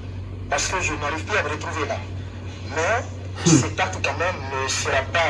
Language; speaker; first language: French; native; French